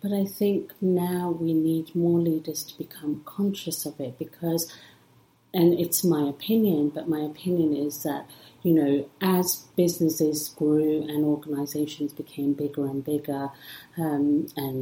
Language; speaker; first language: English; early bilingual, other home language; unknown